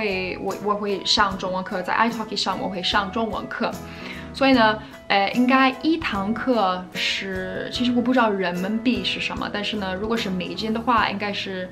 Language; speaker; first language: Chinese; non-native, fluent; English